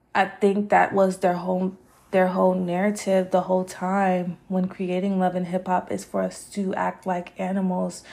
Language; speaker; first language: English; native; English